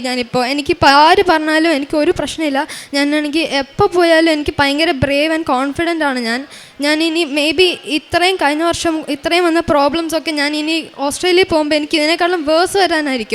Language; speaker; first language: Malayalam; early bilingual, heritage; Malayalam